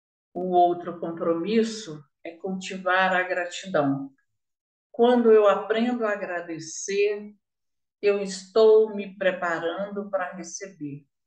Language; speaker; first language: Portuguese; native; Portuguese